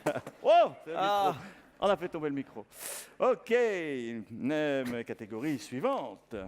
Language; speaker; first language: French; native; French